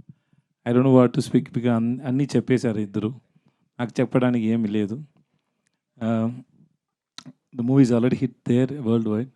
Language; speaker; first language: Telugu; non-native, learner; Tamil